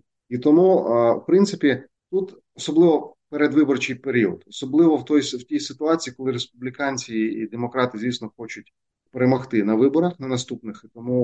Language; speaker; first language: Ukrainian; native; Ukrainian